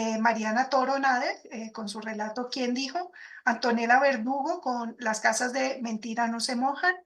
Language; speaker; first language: Spanish; native; Spanish